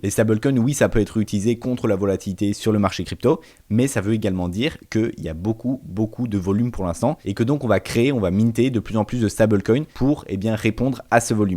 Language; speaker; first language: French; native; French